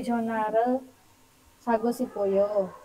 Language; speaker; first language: Korean; non-native, learner; Indonesian